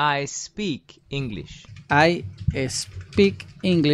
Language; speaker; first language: English; non-native, learner; Spanish